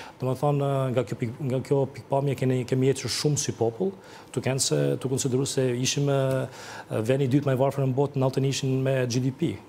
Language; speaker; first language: Albanian; early bilingual, heritage; Albanian